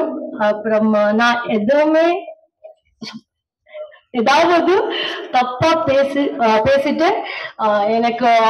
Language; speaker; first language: Tamil; non-native, learner; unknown